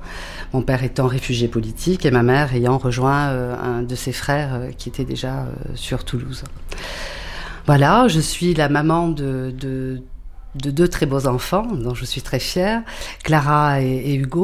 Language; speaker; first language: French; early bilingual, other home language; Spanish